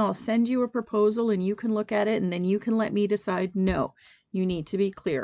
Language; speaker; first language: English; native; English